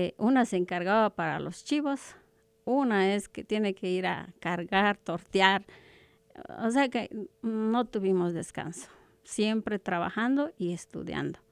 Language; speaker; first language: Spanish; non-native, local second language; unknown